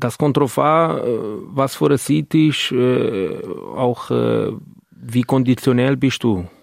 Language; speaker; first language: German; non-native, learner; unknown